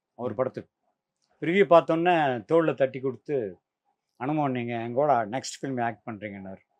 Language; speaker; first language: Tamil; native; Tamil